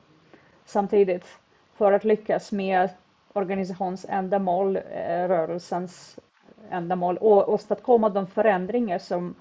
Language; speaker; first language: Swedish; non-native, fluent; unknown